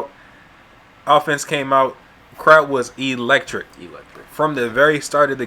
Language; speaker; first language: English; native; English